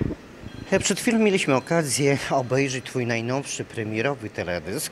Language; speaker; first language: Polish; native; Polish